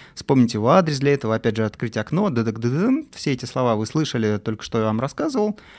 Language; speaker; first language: Russian; native; Russian